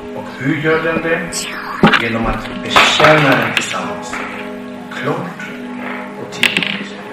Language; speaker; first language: Swedish; non-native, fluent; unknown